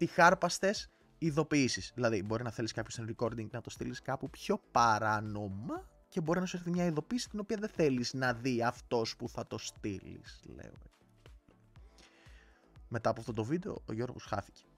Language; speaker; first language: Greek; native; Greek